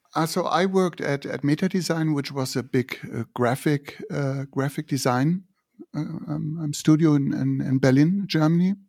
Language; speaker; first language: English; non-native, fluent; German